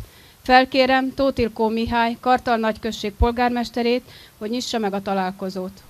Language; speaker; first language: Hungarian; native; Hungarian